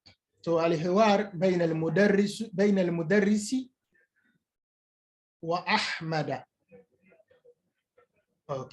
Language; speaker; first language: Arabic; non-native, fluent; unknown